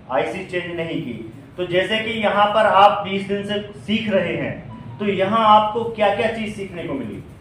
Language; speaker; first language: Hindi; native; Hindi